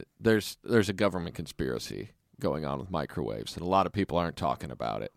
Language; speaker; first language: English; native; English